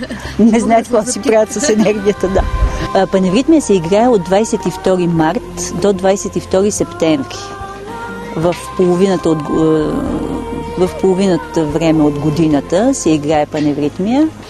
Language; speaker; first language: Bulgarian; native; Bulgarian